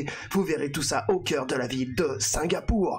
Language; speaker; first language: French; native; French